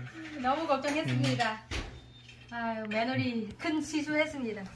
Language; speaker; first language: Korean; non-native, learner; Vietnamese